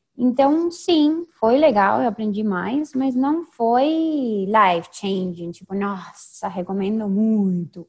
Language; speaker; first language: Portuguese; non-native, fluent; Spanish